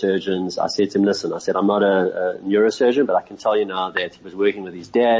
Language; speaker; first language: English; native; English